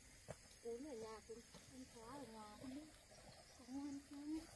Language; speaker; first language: Vietnamese; native; Vietnamese